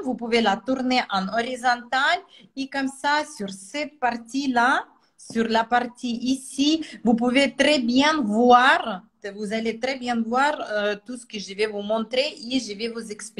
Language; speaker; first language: French; non-native, fluent; Russian